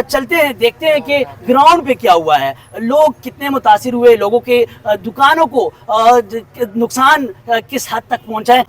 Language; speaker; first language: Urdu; non-native, local second language; Pashto